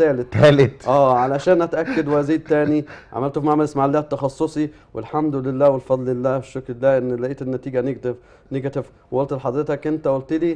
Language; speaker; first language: Arabic; native; Arabic